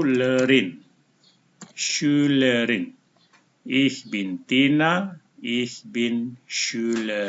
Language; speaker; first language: German; non-native, fluent; Indonesian